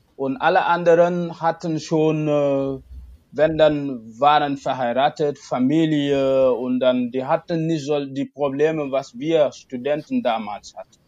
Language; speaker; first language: German; non-native, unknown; Wolof